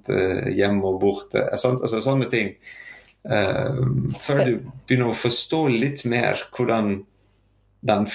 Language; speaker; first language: Norwegian; non-native, fluent; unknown